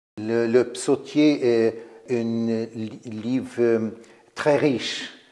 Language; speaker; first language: French; non-native, fluent; Ukrainian